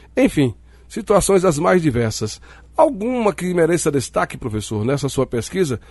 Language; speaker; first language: Portuguese; native; Portuguese